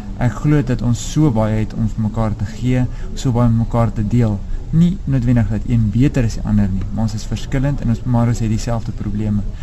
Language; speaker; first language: Afrikaans; native; Afrikaans